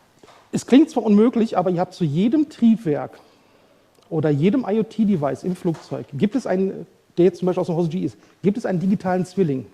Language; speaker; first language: German; native; German